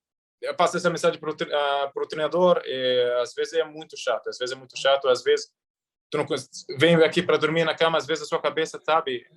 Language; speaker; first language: Portuguese; early bilingual, heritage; Arabic